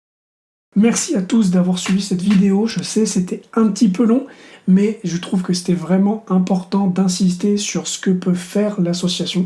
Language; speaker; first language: French; native; French